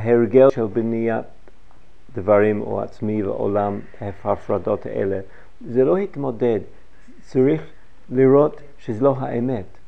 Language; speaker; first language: Hebrew; non-native, fluent; English